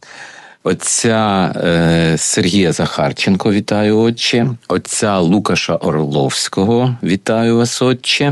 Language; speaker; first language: Ukrainian; native; Ukrainian